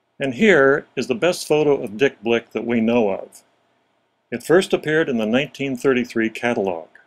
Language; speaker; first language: English; native; English